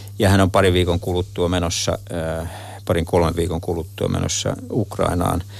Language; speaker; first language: Finnish; native; Finnish